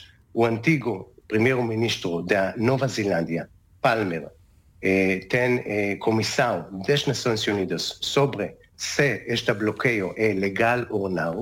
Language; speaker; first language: Portuguese; non-native, learner; Hebrew